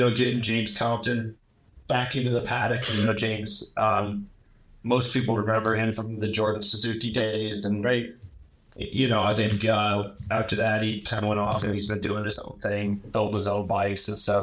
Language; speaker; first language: English; native; English